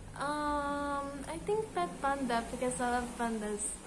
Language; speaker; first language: English; non-native, learner; Hebrew